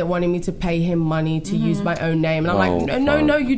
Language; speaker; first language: English; native; English